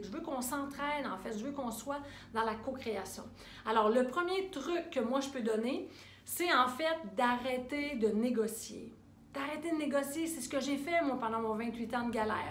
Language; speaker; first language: French; native; French